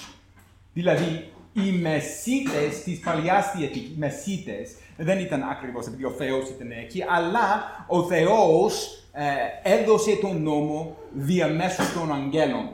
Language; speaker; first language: Greek; non-native, fluent; English